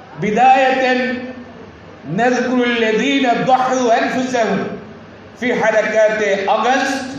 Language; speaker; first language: Arabic; non-native, learner; Bangla